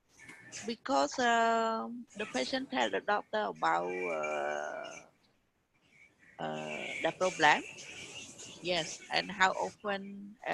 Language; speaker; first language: English; non-native, learner; Vietnamese